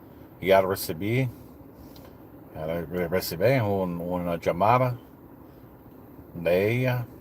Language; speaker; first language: Spanish; non-native, learner; English